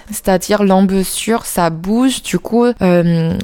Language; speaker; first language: French; non-native, fluent; Korean